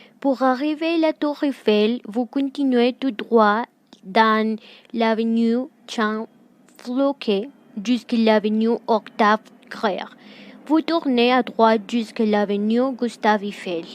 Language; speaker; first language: French; non-native, learner; Spanish